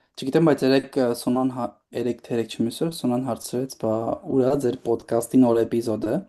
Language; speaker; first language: Armenian; native; Armenian